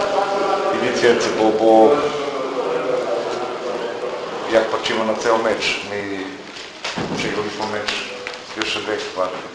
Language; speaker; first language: Polish; non-native, learner; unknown